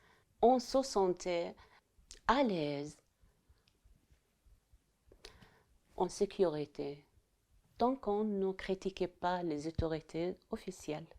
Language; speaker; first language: French; non-native, fluent; Arabic